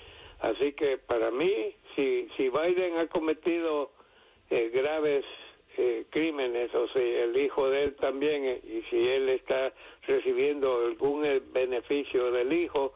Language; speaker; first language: Spanish; native; Spanish